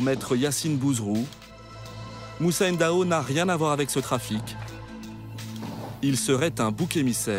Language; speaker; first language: French; native; French